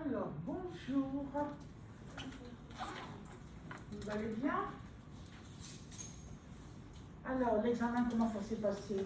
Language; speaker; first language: French; non-native, fluent; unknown